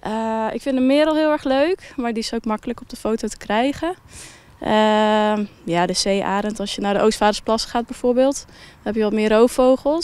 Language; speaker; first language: Dutch; native; Dutch